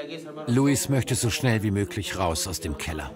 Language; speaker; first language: German; native; German